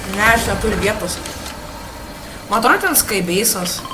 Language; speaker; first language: Lithuanian; early bilingual, heritage; Lithuanian